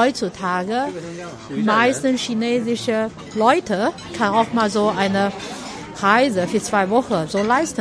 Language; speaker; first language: German; non-native, learner; Chinese